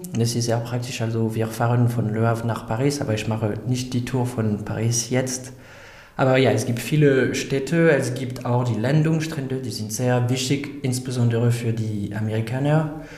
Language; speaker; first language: German; non-native, fluent; French